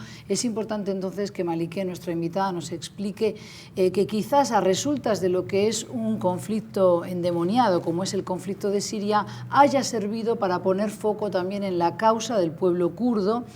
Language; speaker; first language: Spanish; native; Spanish